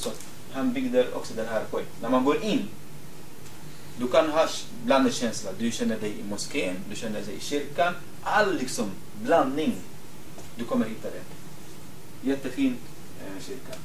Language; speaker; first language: Swedish; non-native, fluent; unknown